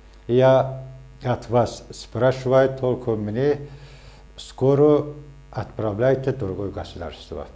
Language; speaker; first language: Russian; non-native, learner; Azerbaijani